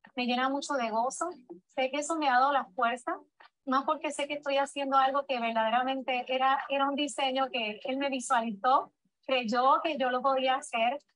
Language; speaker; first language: Spanish; native; Spanish